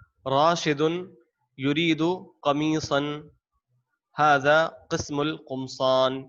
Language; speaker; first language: Arabic; non-native, fluent; Urdu